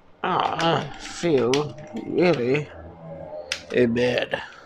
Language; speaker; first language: English; native; English